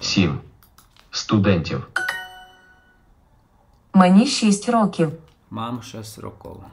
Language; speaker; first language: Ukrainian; non-native, learner; Slovak